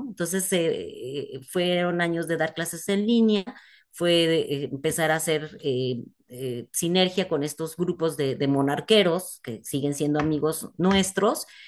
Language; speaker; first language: Spanish; native; Spanish